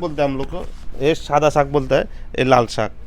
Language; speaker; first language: Hindi; non-native, learner; Bangla